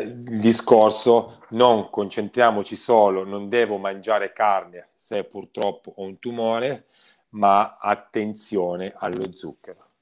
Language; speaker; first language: Italian; native; Italian